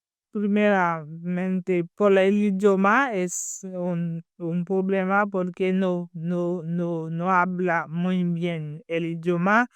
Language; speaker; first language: Spanish; non-native, learner; Haitian Creole